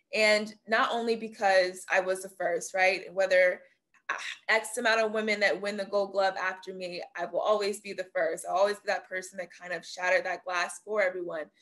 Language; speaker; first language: English; native; English